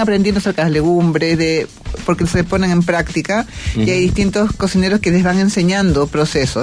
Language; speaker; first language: Spanish; native; Spanish